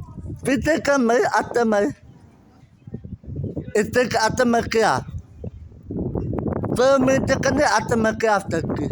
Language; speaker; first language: Dutch; non-native, learner; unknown